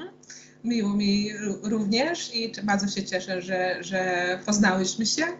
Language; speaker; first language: Polish; non-native, fluent; Hungarian